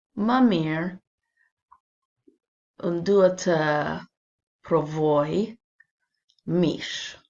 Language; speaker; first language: Albanian; non-native, learner; English